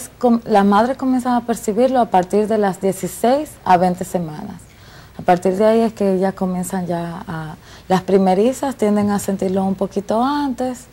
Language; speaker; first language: Spanish; native; Spanish